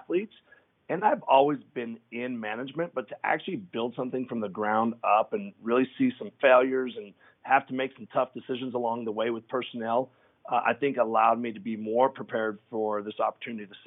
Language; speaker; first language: English; native; English